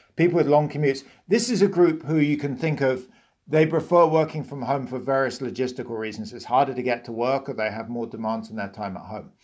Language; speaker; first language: English; native; English